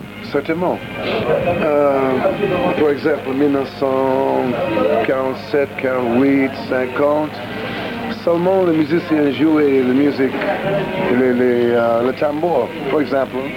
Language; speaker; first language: French; non-native, learner; English